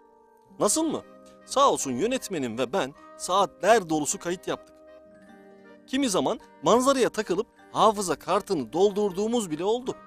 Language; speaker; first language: Turkish; native; Turkish